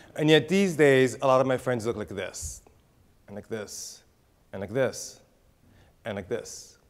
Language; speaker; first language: English; native; English